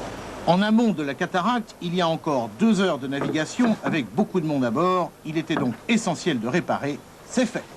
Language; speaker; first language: French; native; French